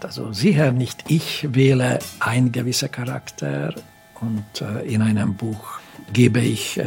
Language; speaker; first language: German; non-native, fluent; Hungarian